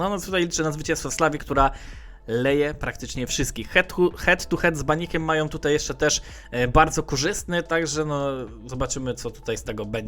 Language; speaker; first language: Polish; native; Polish